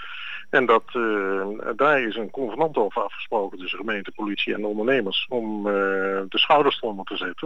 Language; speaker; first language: Dutch; native; Dutch